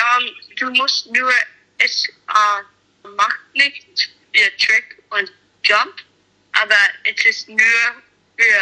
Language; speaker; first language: German; non-native, learner; English